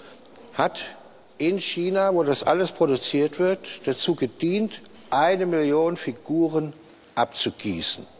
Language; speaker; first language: German; native; German